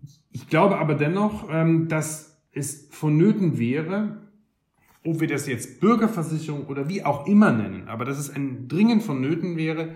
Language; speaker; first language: German; native; German